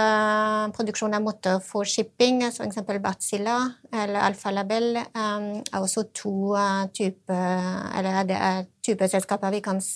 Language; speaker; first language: Norwegian; non-native, fluent; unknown